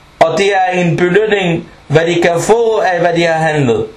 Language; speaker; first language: Danish; early bilingual, other home language; Arabic